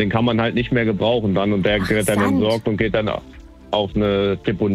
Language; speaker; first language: German; native; German